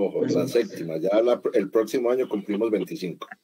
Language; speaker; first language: Spanish; native; Spanish